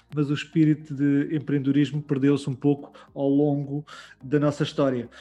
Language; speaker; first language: Portuguese; native; Portuguese